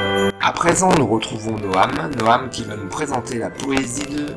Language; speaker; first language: French; native; French